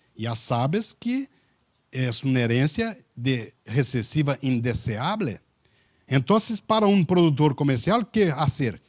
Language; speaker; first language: Spanish; non-native, learner; Portuguese